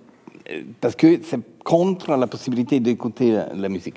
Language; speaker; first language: French; non-native, fluent; Italian